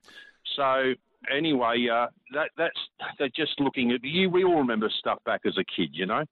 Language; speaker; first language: English; native; English